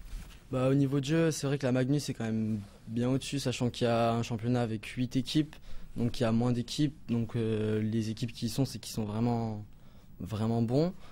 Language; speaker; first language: French; native; French